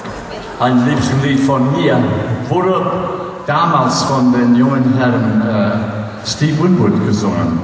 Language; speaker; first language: German; non-native, fluent; English